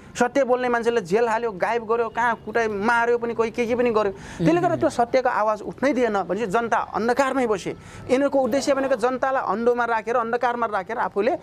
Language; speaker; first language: Nepali; non-native, local second language; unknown